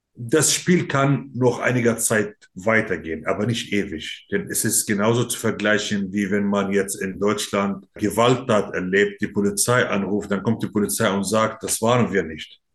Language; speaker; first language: German; non-native, fluent; Arabic